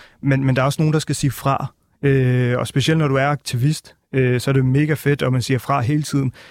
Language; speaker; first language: Danish; early bilingual, other home language; Punjabi